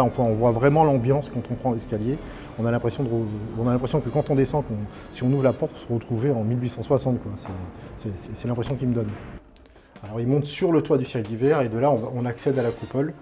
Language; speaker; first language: French; native; French